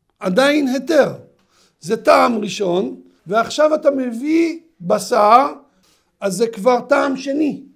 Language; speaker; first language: Hebrew; native; Hebrew